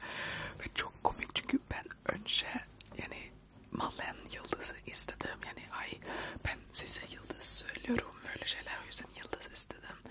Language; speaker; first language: Turkish; early bilingual, heritage; Turkish